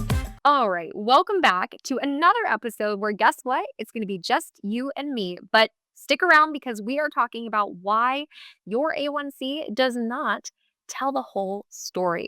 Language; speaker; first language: English; native; English